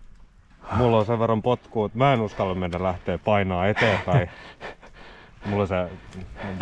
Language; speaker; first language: Finnish; native; Finnish